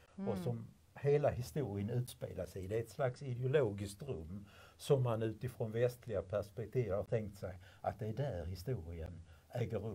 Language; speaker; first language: Swedish; native; Swedish